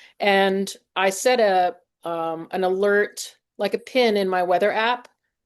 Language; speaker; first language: English; native; English